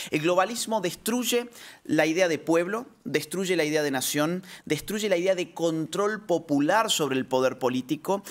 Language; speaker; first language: Spanish; native; Spanish